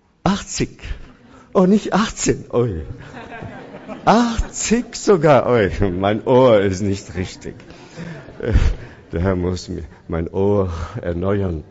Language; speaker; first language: German; non-native, fluent; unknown